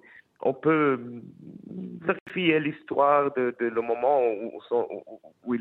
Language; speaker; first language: French; non-native, fluent; Spanish